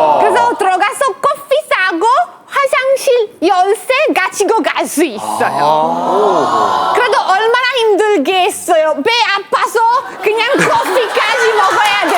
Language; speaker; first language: Korean; non-native, fluent; Italian